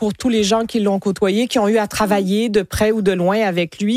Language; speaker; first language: French; native; French